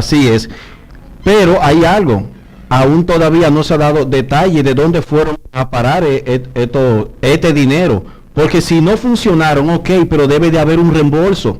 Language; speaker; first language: Spanish; native; Spanish